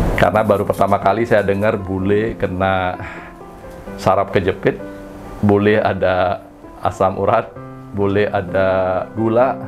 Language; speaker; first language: Indonesian; native; Indonesian